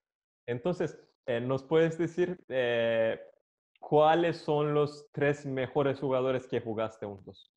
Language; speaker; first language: Spanish; non-native, fluent; Turkish